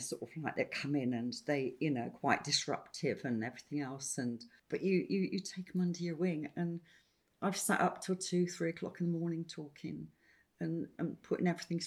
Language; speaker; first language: English; native; English